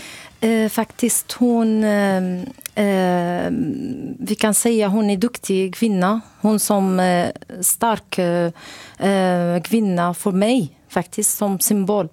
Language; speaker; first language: Swedish; non-native, learner; Arabic